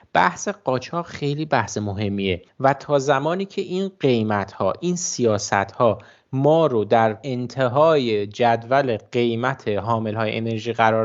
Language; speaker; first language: Persian; native; Persian